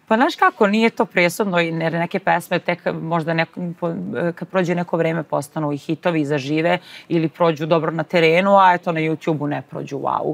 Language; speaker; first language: Serbian; native; Serbian